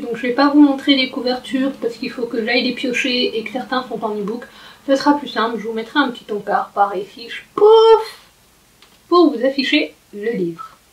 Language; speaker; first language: French; native; French